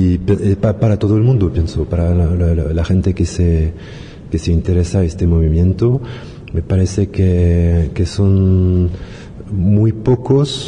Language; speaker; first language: Spanish; non-native, learner; French